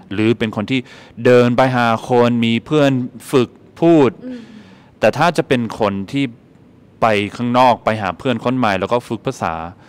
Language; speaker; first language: Thai; non-native, fluent; English